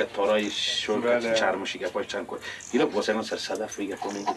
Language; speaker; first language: Persian; native; Persian